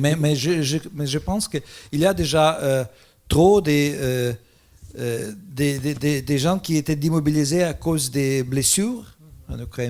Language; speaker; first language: French; non-native, fluent; Russian